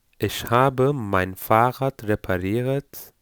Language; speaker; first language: German; non-native, fluent; Turkish